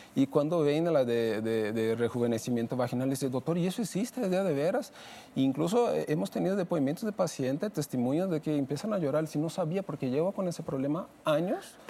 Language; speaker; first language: Spanish; non-native, fluent; Portuguese